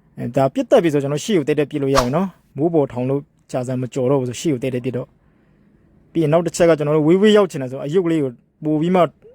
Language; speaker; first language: Burmese; native; Burmese